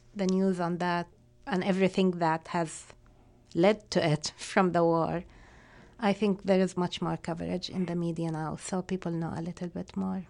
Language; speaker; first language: English; non-native, fluent; Arabic